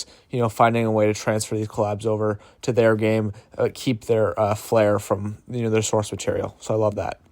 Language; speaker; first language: English; native; English